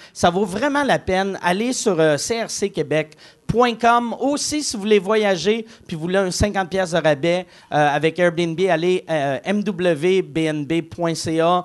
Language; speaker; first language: French; native; French